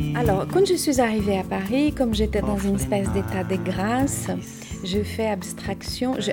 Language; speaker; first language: French; non-native, fluent; Portuguese